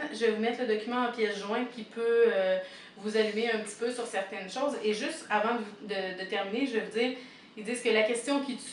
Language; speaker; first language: French; native; French